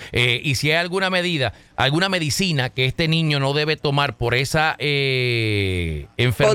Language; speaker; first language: Spanish; native; Spanish